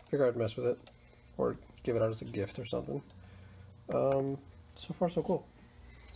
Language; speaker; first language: English; native; English